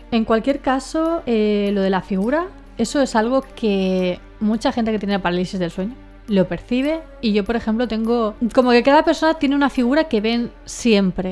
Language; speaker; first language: Spanish; native; Spanish